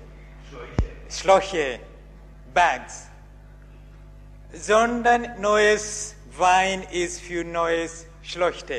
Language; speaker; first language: German; non-native, learner; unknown